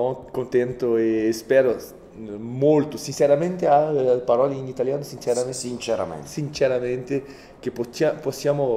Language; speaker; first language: Italian; non-native, fluent; Portuguese